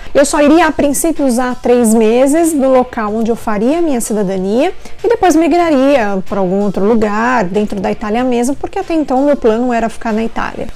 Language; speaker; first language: Portuguese; native; Portuguese